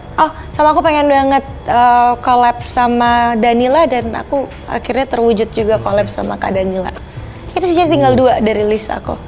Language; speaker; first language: Indonesian; native; Indonesian